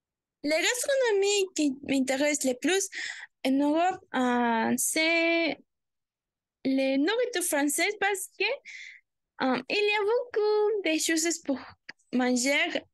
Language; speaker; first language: French; non-native, learner; Spanish